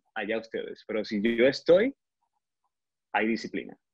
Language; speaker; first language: Spanish; native; Spanish